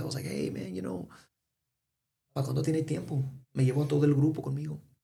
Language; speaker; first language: Spanish; early bilingual, heritage; Spanish